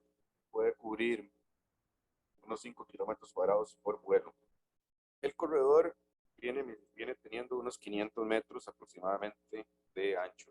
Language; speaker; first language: Spanish; native; Spanish